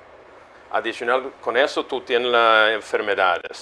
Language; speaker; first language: Spanish; non-native, fluent; Swedish